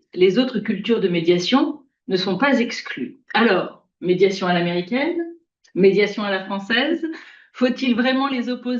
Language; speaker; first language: French; native; French